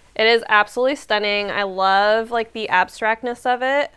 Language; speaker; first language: English; native; English